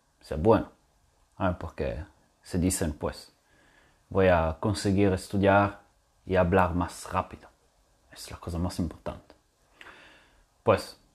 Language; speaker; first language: Spanish; non-native, fluent; French